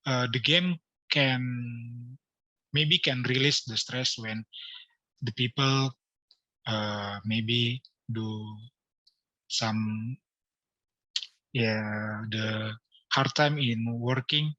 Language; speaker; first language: English; non-native, learner; Indonesian